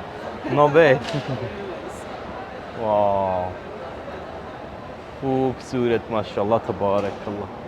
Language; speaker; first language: Hindi; non-native, local second language; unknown